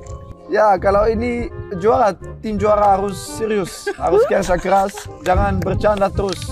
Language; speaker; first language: Indonesian; non-native, learner; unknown